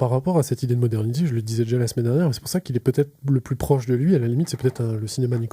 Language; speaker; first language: French; native; French